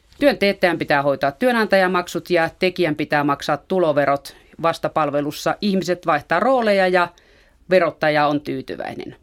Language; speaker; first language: Finnish; native; Finnish